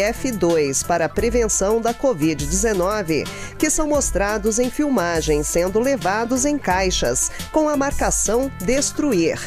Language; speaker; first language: Portuguese; native; Portuguese